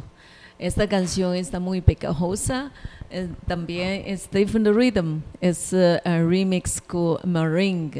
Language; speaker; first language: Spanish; non-native, learner; Chinese